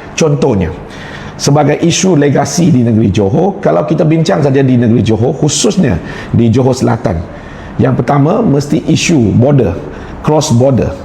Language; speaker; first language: Malay; non-native, local second language; Chinese